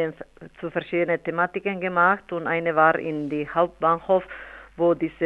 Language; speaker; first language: German; non-native, fluent; Spanish